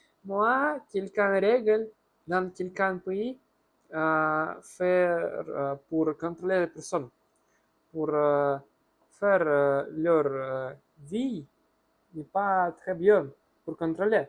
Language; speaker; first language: French; non-native, learner; Russian